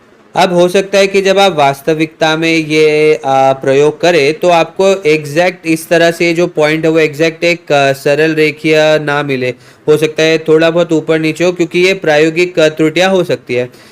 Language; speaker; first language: Hindi; native; Hindi